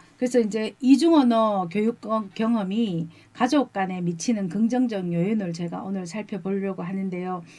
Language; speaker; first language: Korean; native; Korean